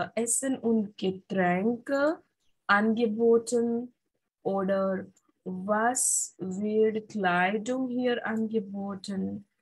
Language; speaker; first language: German; non-native, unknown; Hindi